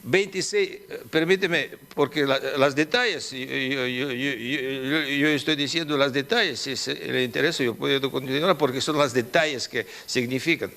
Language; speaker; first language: Spanish; non-native, fluent; Russian